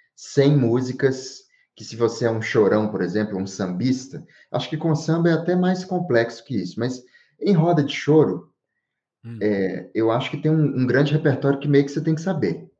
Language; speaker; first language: Portuguese; native; Portuguese